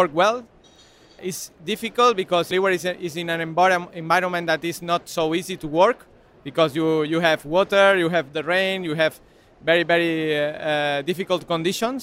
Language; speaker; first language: English; non-native, learner; Spanish